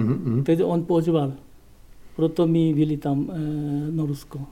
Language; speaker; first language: Czech; non-native, learner; Korean